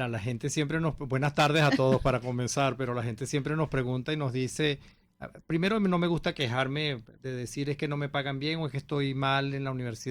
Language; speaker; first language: Spanish; native; Spanish